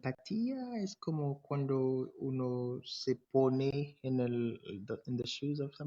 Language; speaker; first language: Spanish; non-native, fluent; English